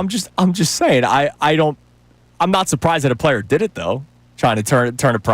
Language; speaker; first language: English; native; English